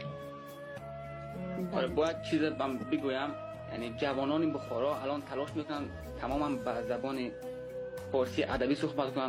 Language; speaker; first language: Persian; early bilingual, heritage; Tajik